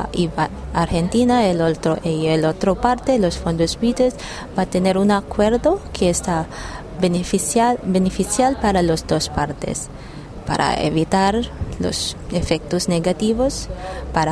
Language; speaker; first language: Spanish; non-native, learner; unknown